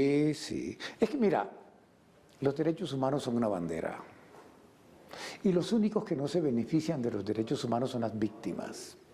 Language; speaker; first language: Spanish; native; Spanish